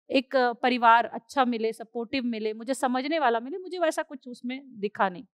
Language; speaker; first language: Hindi; native; Hindi